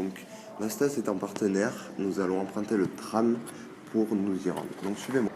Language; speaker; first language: French; native; French